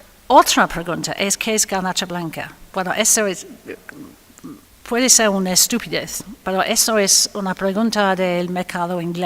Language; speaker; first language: Spanish; non-native, fluent; English